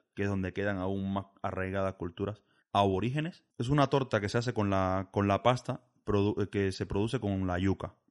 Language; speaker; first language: Spanish; native; Spanish